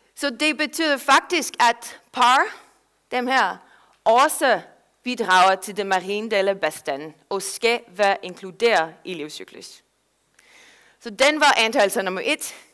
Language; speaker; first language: Danish; non-native, fluent; English